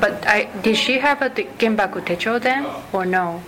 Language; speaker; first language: English; non-native, fluent; Japanese